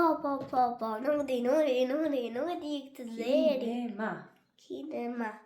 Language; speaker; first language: Albanian; early bilingual, heritage; Albanian